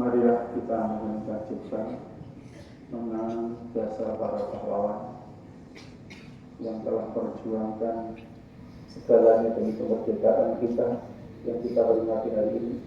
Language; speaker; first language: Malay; non-native, local second language; Javanese